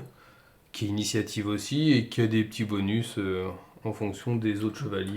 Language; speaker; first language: French; native; French